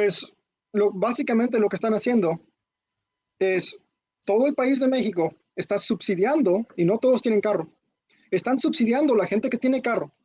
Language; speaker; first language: Spanish; early bilingual, heritage; Spanish